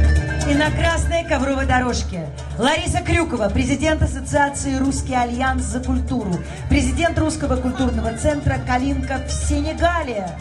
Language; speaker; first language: Russian; native; Russian